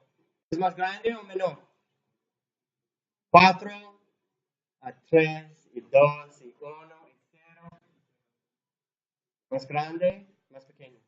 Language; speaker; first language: Spanish; non-native, learner; English